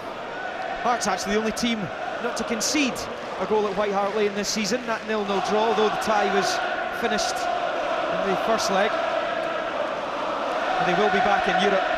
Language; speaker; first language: English; native; English